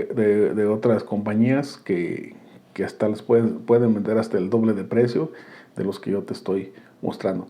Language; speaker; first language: Spanish; native; Spanish